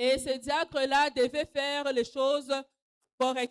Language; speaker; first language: French; non-native, local second language; Swahili